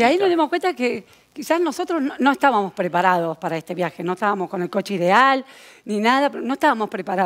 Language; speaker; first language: Spanish; native; Spanish